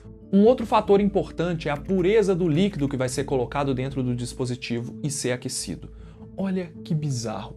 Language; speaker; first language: Portuguese; native; Portuguese